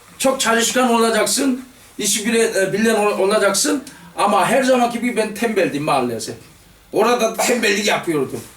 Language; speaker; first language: Turkish; non-native, fluent; Korean